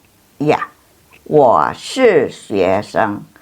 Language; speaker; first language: Chinese; non-native, fluent; Indonesian